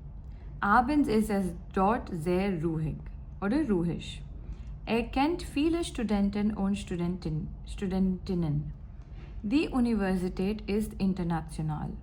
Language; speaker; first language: German; non-native, learner; Gujarati